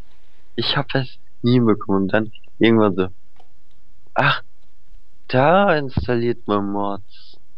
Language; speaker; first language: German; native; German